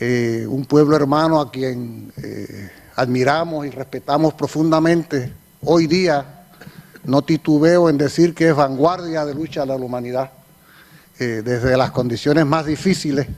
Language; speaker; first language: Spanish; native; Spanish